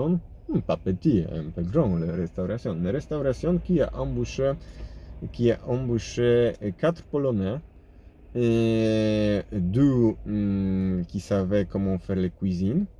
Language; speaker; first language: French; non-native, fluent; Polish